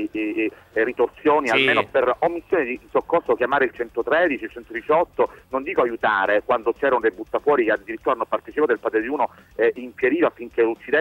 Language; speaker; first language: Italian; native; Italian